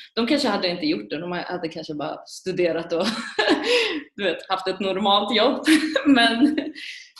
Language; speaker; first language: Swedish; early bilingual, other home language; Persian